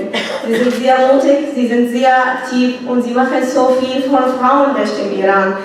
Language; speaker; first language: German; non-native, learner; Arabic